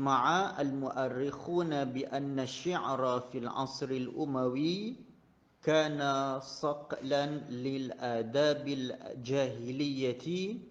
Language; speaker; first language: Arabic; non-native, fluent; Malay